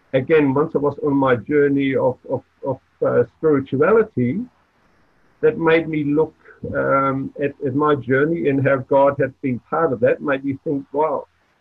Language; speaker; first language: English; non-native, fluent; German